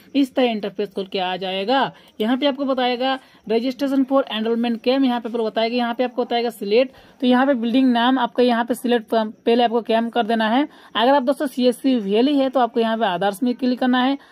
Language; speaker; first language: Hindi; non-native, local second language; Bangla